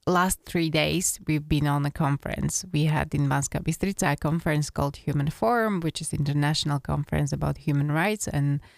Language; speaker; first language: English; non-native, fluent; Slovak